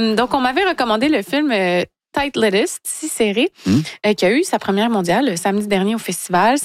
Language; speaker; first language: French; native; French